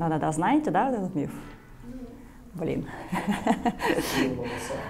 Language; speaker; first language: Russian; native; Russian